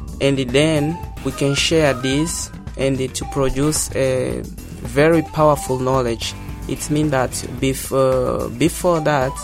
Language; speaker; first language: English; non-native, local second language; Portuguese